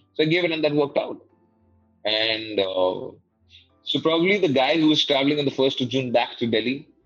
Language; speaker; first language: English; non-native, local second language; Hindi